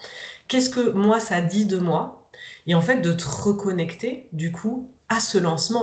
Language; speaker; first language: French; native; French